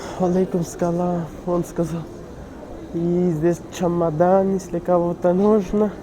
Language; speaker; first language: Russian; non-native, learner; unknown